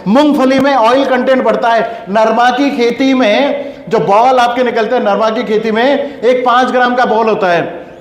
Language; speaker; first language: Hindi; non-native, local second language; Kannada